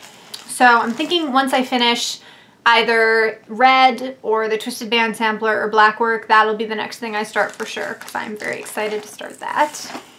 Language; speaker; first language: English; native; English